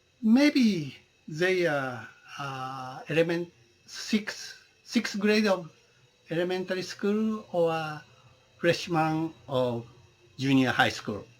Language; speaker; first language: English; non-native, learner; Japanese